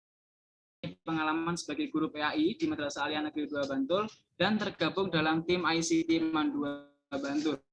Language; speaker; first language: Indonesian; native; Indonesian